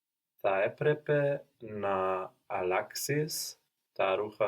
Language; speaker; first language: Greek; non-native, learner; English